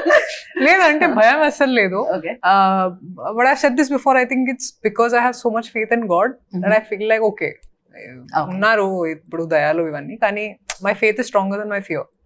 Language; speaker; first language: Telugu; non-native, fluent; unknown